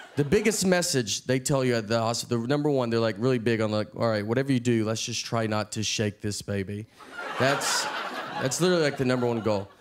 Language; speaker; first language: English; native; English